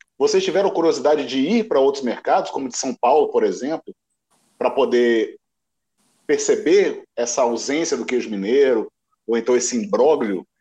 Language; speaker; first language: Portuguese; native; Portuguese